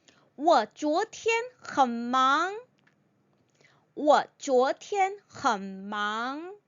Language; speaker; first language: Chinese; non-native, fluent; Korean